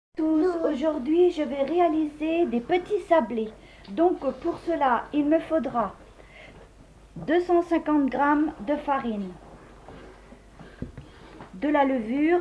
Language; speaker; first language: French; native; French